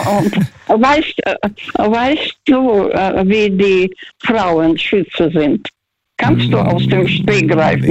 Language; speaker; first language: German; non-native, fluent; Russian